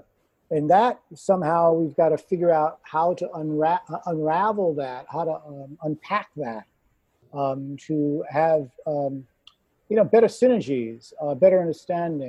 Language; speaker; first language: English; native; English